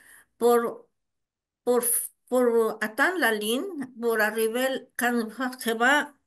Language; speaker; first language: French; non-native, learner; Spanish